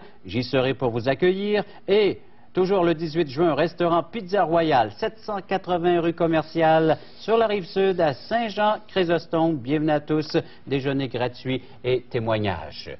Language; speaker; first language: French; native; French